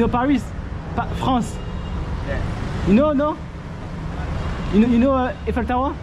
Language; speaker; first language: English; non-native, learner; French